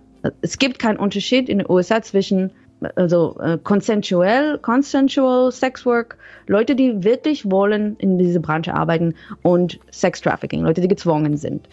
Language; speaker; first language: German; non-native, fluent; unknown